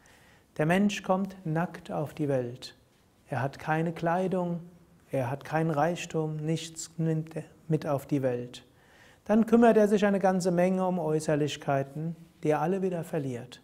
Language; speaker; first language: German; native; German